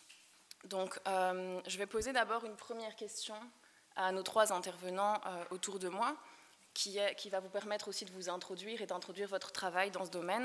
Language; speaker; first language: French; native; French